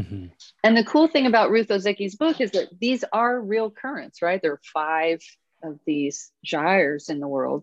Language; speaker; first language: English; native; English